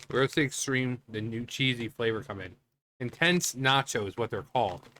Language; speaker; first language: English; native; English